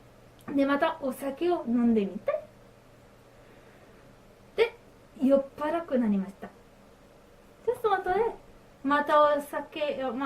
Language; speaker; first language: Japanese; non-native, learner; French